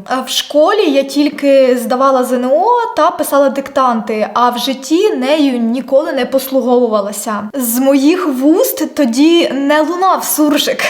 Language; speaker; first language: Ukrainian; non-native, local second language; Russian